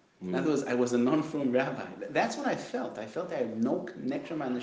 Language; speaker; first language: English; native; English